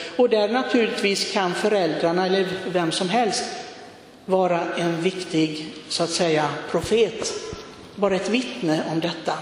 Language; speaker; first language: Swedish; non-native, fluent; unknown